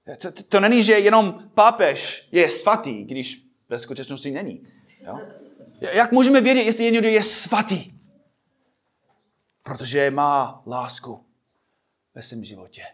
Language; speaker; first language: Czech; non-native, fluent; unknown